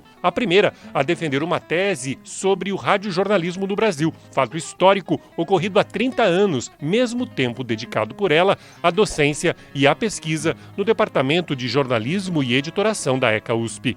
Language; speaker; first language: Portuguese; native; Portuguese